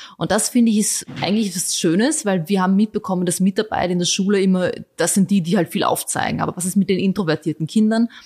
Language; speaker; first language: German; early bilingual, other home language; Bosnian